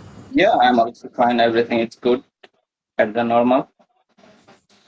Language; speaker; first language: English; non-native, learner; Maithili